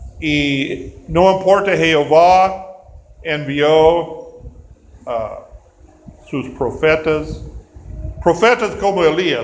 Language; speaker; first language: Spanish; non-native, fluent; English